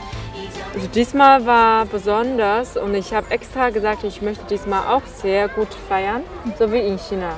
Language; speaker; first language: German; non-native, fluent; Chinese